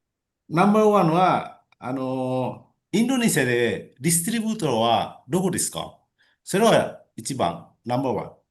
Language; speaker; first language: Japanese; non-native, learner; Indonesian